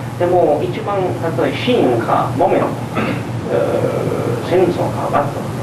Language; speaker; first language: Japanese; non-native, learner; English